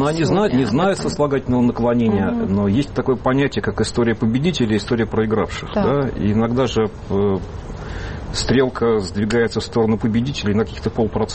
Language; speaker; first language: Russian; native; Russian